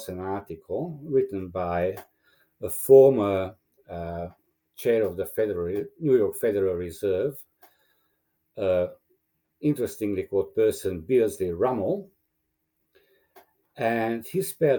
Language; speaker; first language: English; non-native, fluent; Romanian